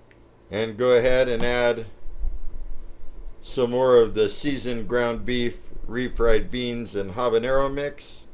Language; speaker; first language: English; native; English